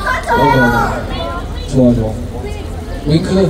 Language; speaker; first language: Korean; non-native, learner; Chinese